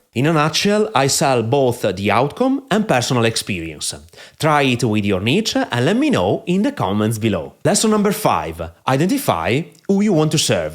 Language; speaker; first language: English; non-native, fluent; Italian